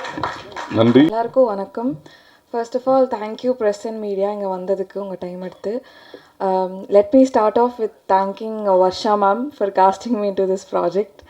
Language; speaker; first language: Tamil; non-native, learner; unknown